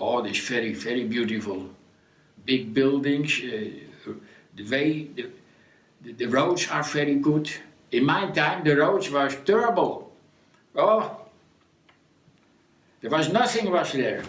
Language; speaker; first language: English; non-native, learner; Dutch